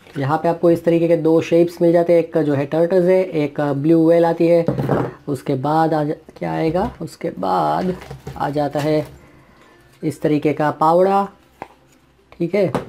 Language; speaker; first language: Hindi; non-native, local second language; Gujarati